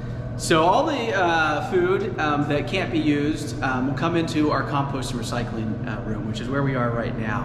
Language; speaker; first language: English; native; English